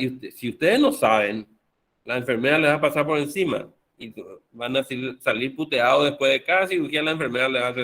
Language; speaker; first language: Spanish; native; Spanish